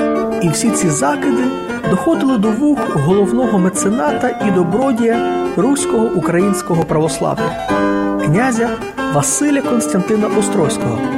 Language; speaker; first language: Ukrainian; native; Ukrainian